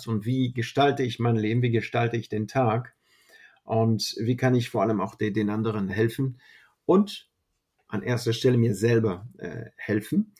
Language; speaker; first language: German; non-native, fluent; French